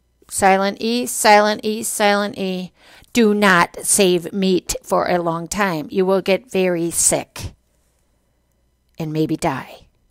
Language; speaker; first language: English; native; English